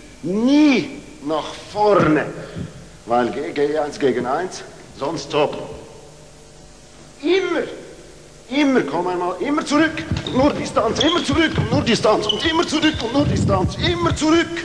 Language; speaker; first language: German; non-native, fluent; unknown